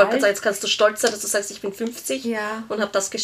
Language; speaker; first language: German; native; German